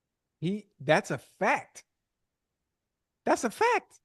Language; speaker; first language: English; native; English